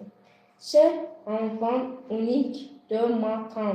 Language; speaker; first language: French; non-native, learner; Azerbaijani